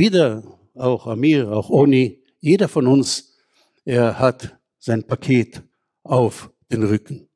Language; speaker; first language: German; non-native, fluent; Hebrew